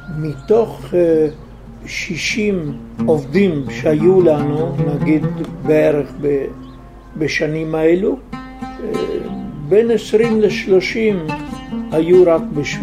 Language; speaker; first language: Hebrew; non-native, fluent; Italian